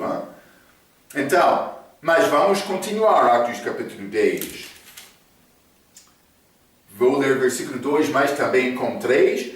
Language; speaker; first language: Portuguese; non-native, fluent; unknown